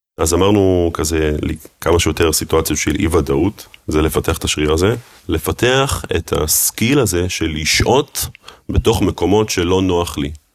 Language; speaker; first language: Hebrew; early bilingual, other home language; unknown